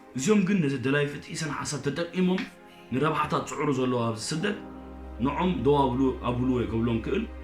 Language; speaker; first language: Tigrinya; early bilingual, heritage; Tigrinya